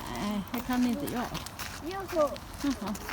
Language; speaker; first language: Swedish; non-native, learner; Thai